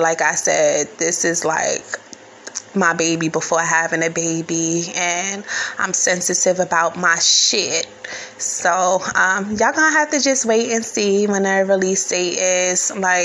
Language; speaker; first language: English; native; English